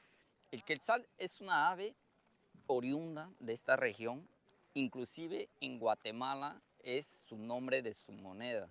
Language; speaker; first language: Spanish; non-native, fluent; Portuguese